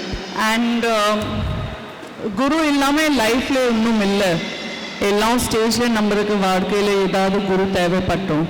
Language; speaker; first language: Tamil; non-native, fluent; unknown